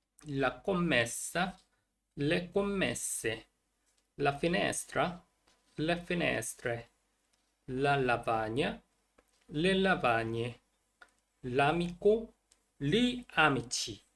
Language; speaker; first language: Italian; non-native, learner; Korean